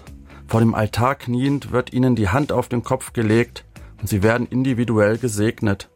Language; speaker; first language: German; native; German